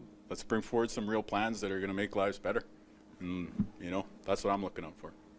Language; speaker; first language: English; native; English